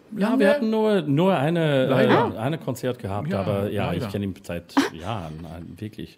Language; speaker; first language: German; non-native, learner; English